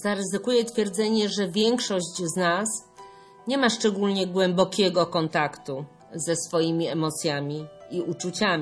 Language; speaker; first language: Polish; native; Polish